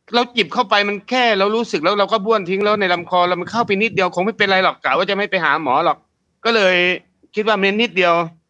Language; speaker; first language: Thai; native; Thai